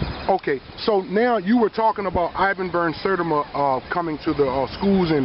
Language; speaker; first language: English; native; English